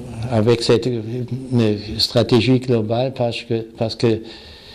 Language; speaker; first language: French; non-native, fluent; German